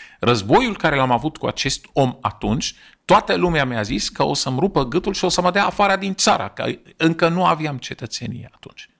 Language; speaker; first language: Romanian; non-native, fluent; Arabic